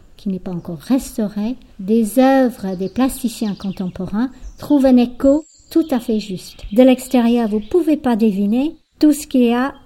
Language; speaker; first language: French; non-native, fluent; English